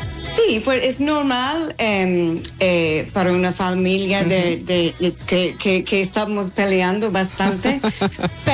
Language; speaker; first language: Spanish; non-native, learner; English